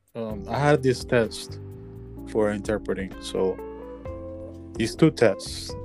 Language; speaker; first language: English; non-native, fluent; Spanish